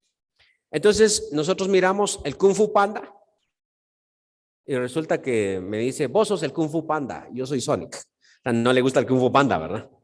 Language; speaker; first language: Spanish; native; Spanish